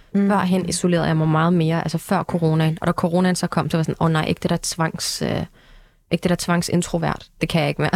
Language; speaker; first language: Danish; early bilingual, other home language; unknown